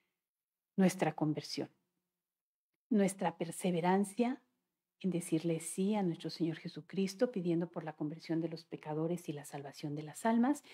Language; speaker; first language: Spanish; native; Spanish